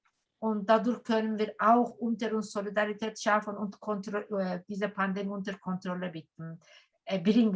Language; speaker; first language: German; non-native, fluent; Turkish